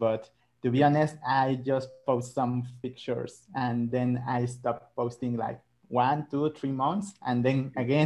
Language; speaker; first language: English; non-native, fluent; Spanish